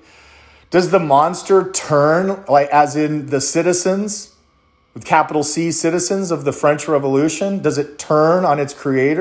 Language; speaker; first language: English; native; English